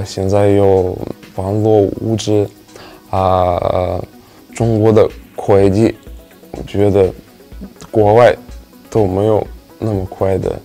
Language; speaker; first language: Chinese; non-native, fluent; Russian